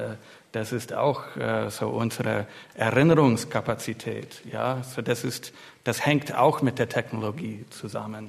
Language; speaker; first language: German; non-native, fluent; English